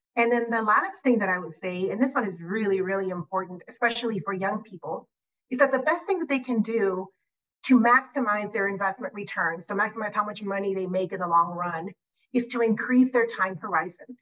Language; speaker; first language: English; native; English